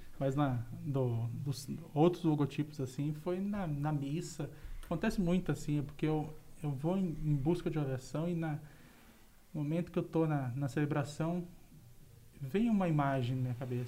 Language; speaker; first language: Portuguese; native; Portuguese